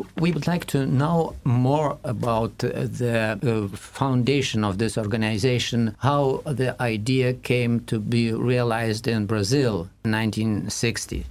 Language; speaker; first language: English; non-native, fluent; Lithuanian